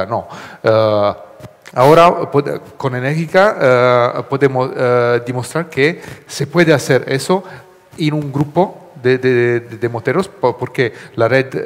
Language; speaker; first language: Spanish; non-native, learner; Italian